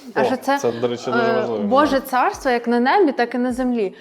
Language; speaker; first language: Ukrainian; non-native, local second language; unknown